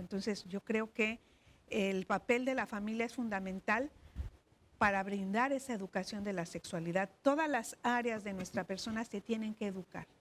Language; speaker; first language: Spanish; native; Spanish